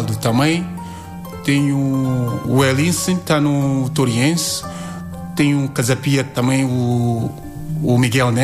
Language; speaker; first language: Portuguese; non-native, learner; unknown